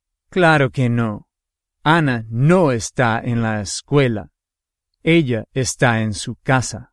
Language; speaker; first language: Spanish; non-native, fluent; English